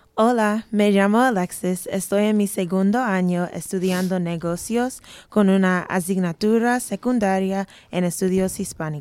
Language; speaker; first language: Spanish; non-native, learner; English